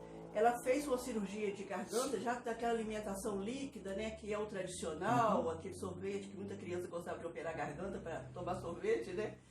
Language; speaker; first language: Portuguese; native; Portuguese